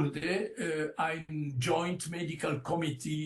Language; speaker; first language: German; non-native, local second language; Italian